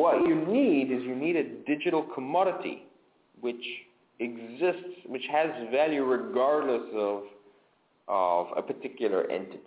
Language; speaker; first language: English; native; English